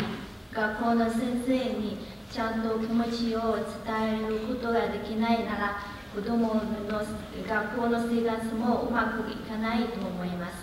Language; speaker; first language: Japanese; non-native, learner; Chinese